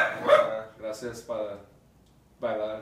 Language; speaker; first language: Spanish; non-native, learner; English